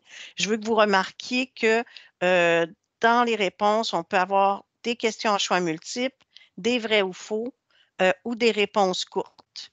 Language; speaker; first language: French; native; French